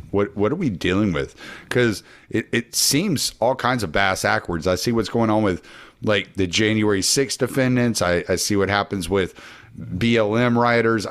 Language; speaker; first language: English; native; English